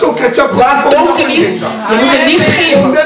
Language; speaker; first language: Dutch; non-native, learner; Lingala